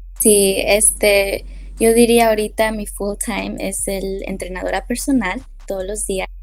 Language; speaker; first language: Spanish; early bilingual, heritage; Spanish